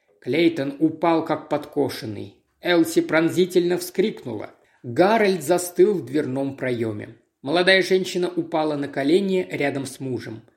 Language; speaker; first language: Russian; native; Russian